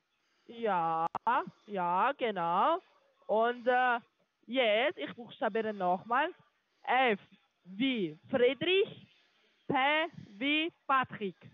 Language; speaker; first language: German; non-native, learner; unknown